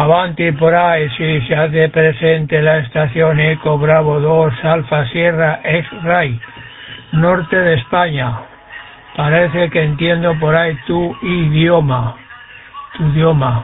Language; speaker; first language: Spanish; native; Spanish